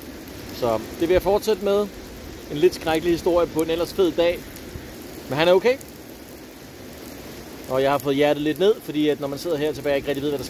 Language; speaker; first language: Danish; native; Danish